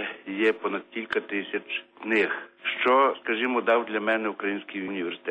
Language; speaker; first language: Ukrainian; native; Ukrainian